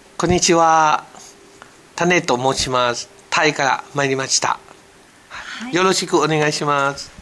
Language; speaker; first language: Japanese; non-native, learner; Thai